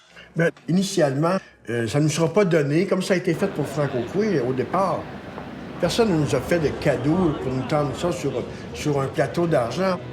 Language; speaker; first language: French; native; French